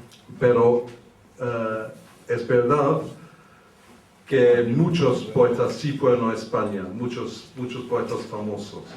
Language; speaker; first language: Spanish; early bilingual, heritage; English